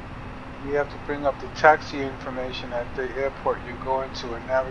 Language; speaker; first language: English; native; English